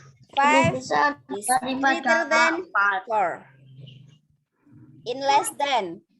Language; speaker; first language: English; non-native, local second language; Indonesian